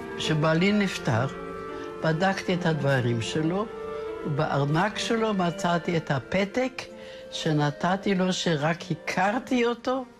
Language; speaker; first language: Hebrew; non-native, fluent; German